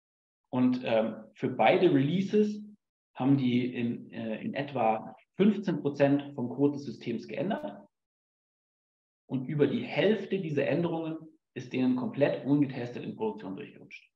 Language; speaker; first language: German; native; German